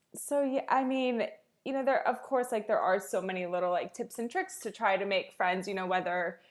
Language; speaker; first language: English; native; English